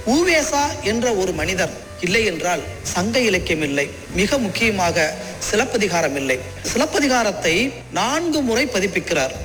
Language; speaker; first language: Tamil; native; Tamil